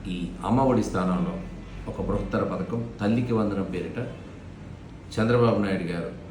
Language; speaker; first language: Telugu; native; Telugu